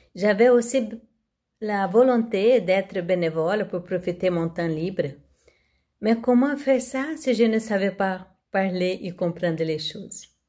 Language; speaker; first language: French; non-native, learner; Portuguese